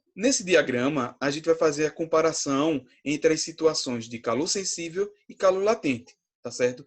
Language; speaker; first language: Portuguese; native; Portuguese